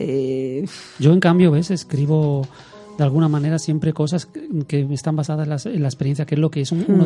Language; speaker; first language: Spanish; native; Spanish